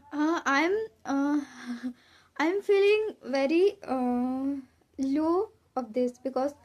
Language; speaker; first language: English; non-native, learner; Hindi